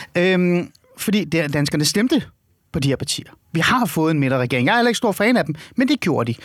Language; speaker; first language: Danish; early bilingual, other home language; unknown